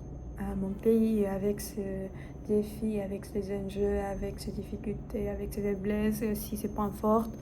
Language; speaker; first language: French; non-native, fluent; Spanish